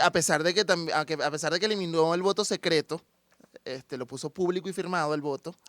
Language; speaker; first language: Spanish; native; Spanish